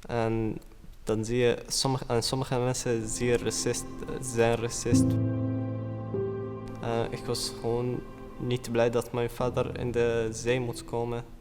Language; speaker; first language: Dutch; early bilingual, other home language; Arabic